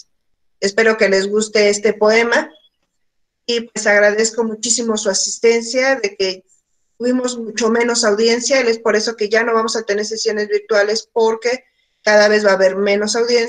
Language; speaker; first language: Spanish; native; Spanish